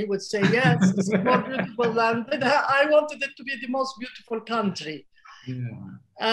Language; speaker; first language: English; non-native, fluent; Arabic